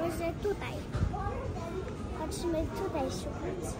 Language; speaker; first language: Polish; early bilingual, heritage; Polish